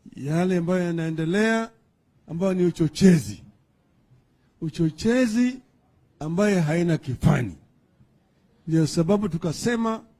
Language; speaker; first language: Swahili; non-native, local second language; Luo (Kenya and Tanzania)